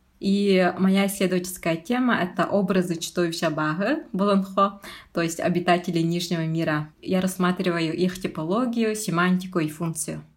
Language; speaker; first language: Russian; non-native, local second language; Yakut